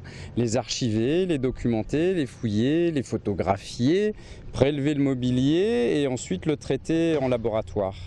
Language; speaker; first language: French; native; French